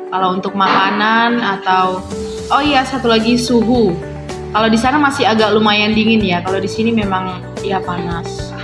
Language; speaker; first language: Indonesian; native; Indonesian